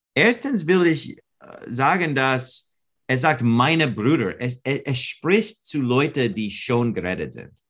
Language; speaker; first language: German; non-native, learner; English